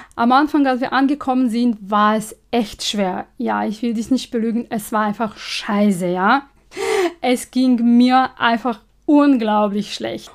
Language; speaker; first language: German; non-native, fluent; Serbian